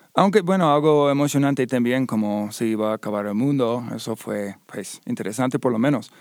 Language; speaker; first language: Spanish; non-native, fluent; English